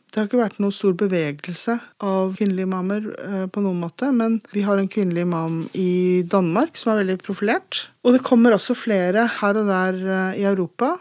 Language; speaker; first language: Norwegian; native; Norwegian